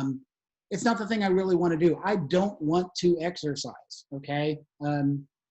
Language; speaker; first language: English; native; English